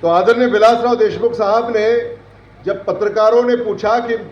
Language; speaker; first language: Hindi; non-native, local second language; Marathi